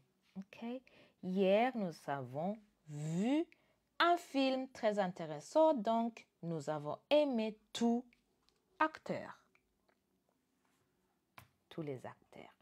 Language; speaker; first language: French; non-native, fluent; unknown